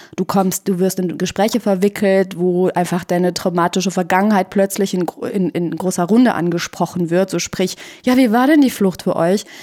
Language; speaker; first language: German; early bilingual, other home language; Persian